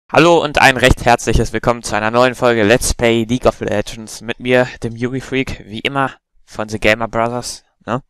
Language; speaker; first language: German; native; German